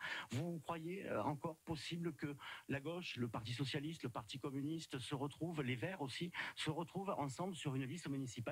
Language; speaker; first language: French; native; French